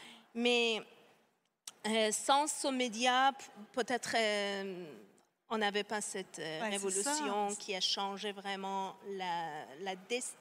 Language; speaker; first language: French; non-native, fluent; Persian